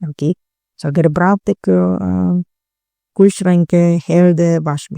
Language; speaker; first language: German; non-native, learner; Filipino